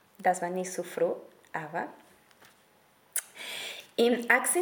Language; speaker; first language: German; non-native, learner; Spanish